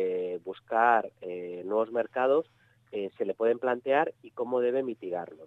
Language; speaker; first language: Spanish; native; Spanish